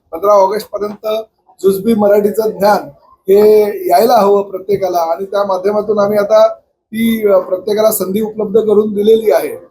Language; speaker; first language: Marathi; native; Marathi